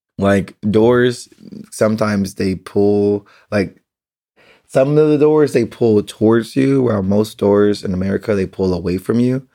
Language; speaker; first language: English; native; English